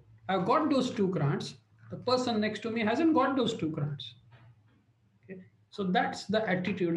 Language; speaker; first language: English; non-native, local second language; Marathi